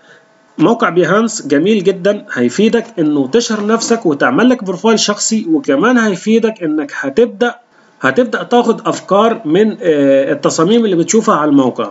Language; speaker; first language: Arabic; native; Arabic